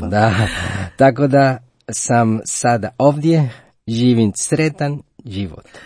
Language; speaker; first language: Croatian; non-native, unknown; Spanish